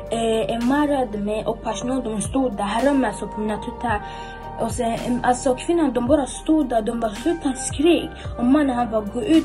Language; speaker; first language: Swedish; early bilingual, other home language; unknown